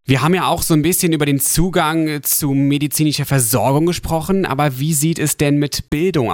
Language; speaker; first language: German; native; German